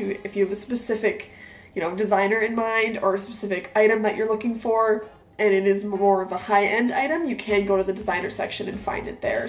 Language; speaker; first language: English; native; English